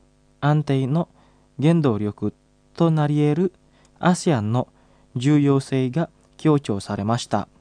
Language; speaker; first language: Japanese; non-native, fluent; Indonesian